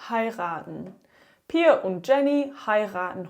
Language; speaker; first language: German; non-native, learner; English